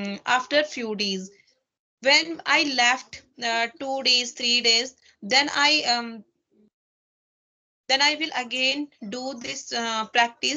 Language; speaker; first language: English; non-native, learner; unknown